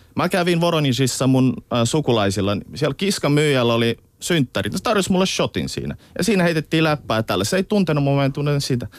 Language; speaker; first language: Finnish; early bilingual, other home language; Russian